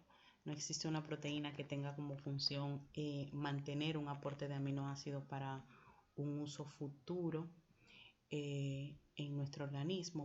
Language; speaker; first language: Spanish; native; Spanish